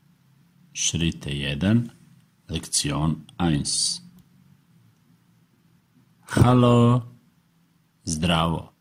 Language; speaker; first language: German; non-native, fluent; Serbian